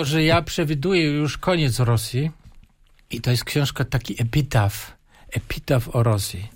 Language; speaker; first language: Polish; non-native, fluent; German